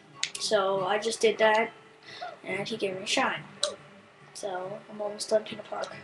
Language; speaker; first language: English; native; English